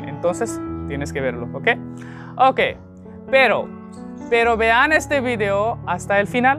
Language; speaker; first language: Spanish; non-native, learner; Hindi